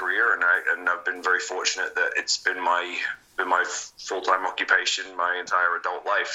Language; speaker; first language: English; native; English